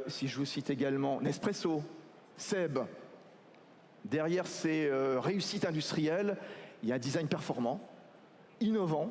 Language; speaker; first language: French; native; French